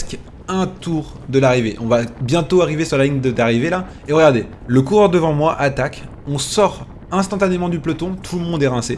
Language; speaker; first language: French; native; French